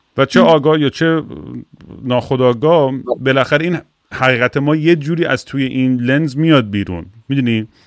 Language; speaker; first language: Persian; early bilingual, heritage; Persian